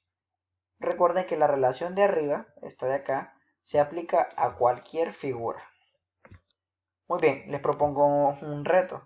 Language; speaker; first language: Spanish; native; Spanish